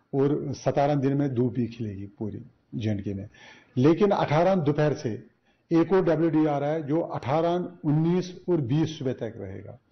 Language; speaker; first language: Hindi; non-native, local second language; Kashmiri